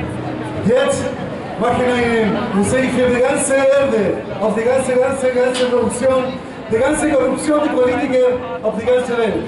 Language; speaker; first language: German; non-native, learner; Spanish